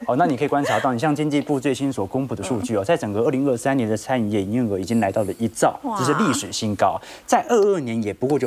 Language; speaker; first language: Chinese; native; Chinese